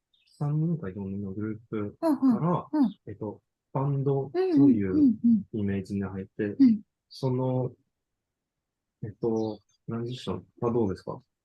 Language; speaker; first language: Japanese; non-native, learner; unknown